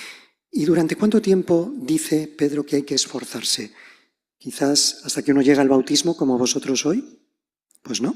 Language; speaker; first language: Spanish; native; Spanish